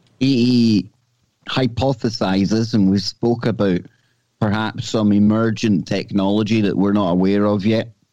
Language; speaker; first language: English; native; English